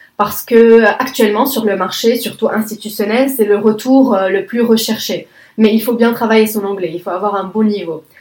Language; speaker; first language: French; non-native, local second language; Arabic